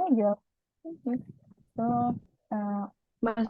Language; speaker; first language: English; non-native, learner; Indonesian